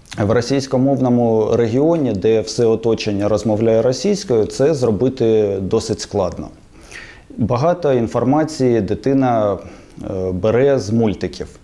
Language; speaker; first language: Ukrainian; non-native, local second language; Russian